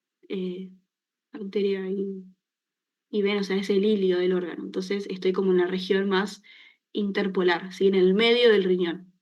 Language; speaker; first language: Spanish; native; Spanish